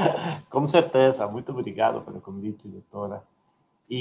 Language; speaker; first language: Portuguese; non-native, learner; Spanish